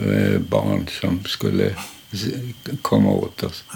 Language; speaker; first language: Swedish; early bilingual, other home language; German